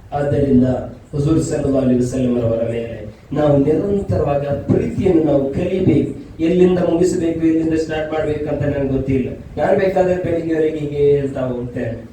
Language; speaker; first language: Kannada; non-native, local second language; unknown